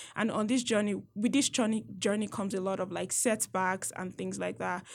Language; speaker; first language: English; non-native, local second language; Yoruba